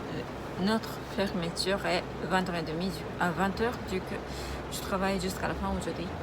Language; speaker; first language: French; non-native, learner; Japanese